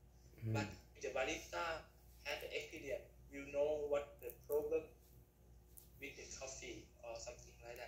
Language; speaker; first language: English; non-native, learner; Thai